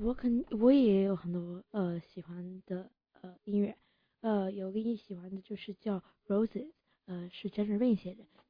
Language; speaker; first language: Chinese; early bilingual, heritage; English